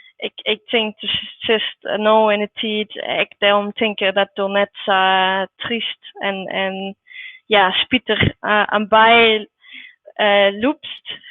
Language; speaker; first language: Dutch; non-native, learner; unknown